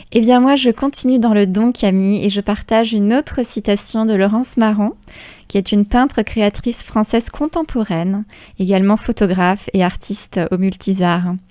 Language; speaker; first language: French; native; French